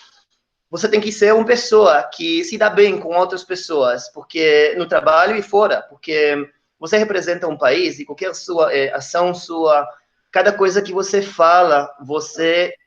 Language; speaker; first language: Portuguese; non-native, fluent; Hebrew